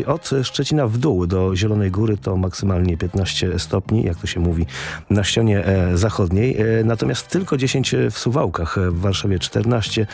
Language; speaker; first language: Polish; native; Polish